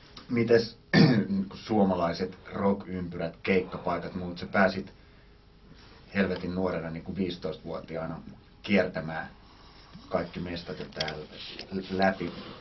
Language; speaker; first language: Finnish; native; Finnish